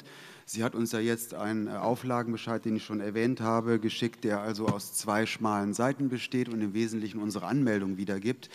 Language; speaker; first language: German; native; German